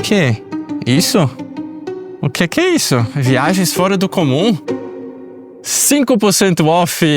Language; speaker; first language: Portuguese; native; Portuguese